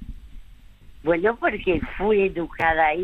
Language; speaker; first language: Spanish; early bilingual, other home language; French